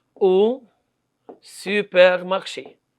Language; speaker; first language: French; non-native, fluent; Arabic